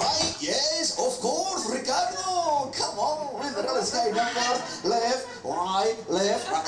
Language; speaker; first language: English; non-native, learner; Spanish